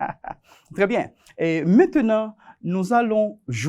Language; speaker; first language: French; non-native, fluent; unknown